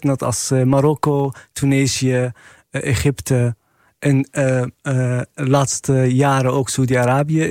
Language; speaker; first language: Dutch; non-native, fluent; Arabic